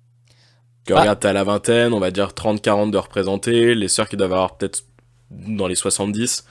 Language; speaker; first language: French; native; French